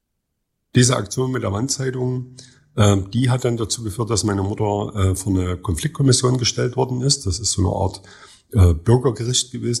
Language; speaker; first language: German; native; German